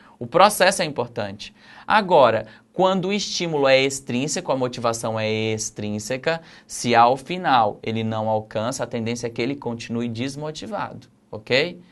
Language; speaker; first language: Portuguese; native; Portuguese